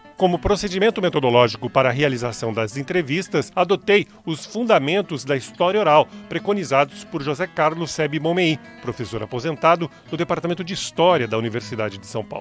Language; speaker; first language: Portuguese; native; Portuguese